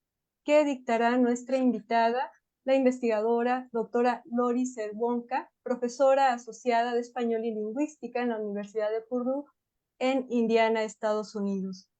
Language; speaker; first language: Spanish; native; Spanish